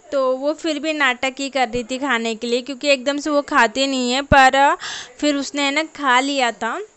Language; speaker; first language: Hindi; non-native, local second language; Marathi